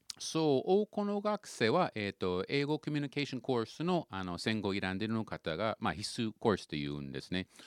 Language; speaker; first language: Japanese; non-native, fluent; English